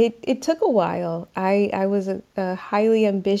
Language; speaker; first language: English; native; English